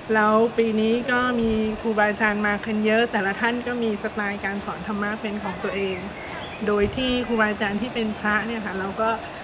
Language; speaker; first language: Thai; native; Thai